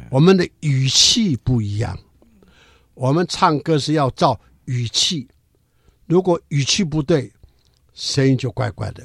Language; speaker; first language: Chinese; non-native, local second language; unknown